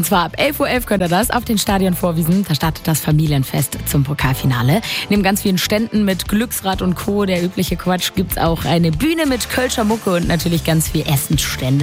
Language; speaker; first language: German; native; German